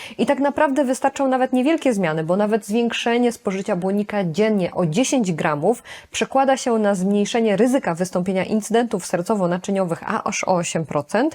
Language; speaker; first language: Polish; native; Polish